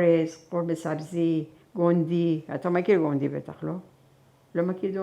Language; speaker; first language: Hebrew; non-native, fluent; Persian